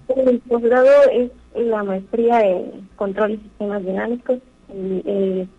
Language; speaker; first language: Spanish; native; Spanish